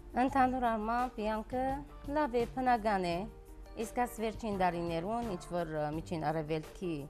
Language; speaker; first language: Armenian; early bilingual, heritage; Armenian